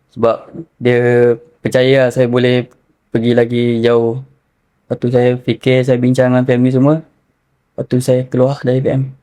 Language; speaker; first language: Malay; native; Malay